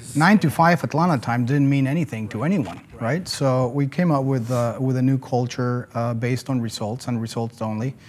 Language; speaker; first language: English; non-native, fluent; Spanish